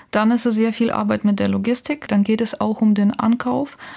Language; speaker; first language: German; non-native, fluent; Ukrainian